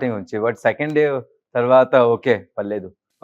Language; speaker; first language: Telugu; non-native, learner; Hindi